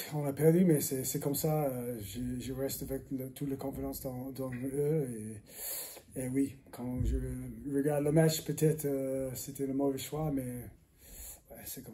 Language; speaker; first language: French; non-native, learner; English